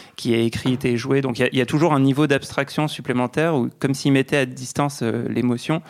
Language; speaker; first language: French; native; French